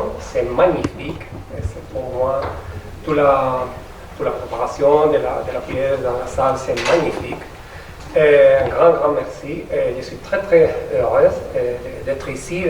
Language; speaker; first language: French; non-native, learner; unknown